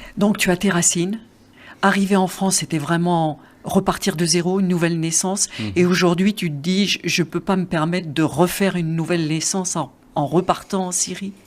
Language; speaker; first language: French; native; French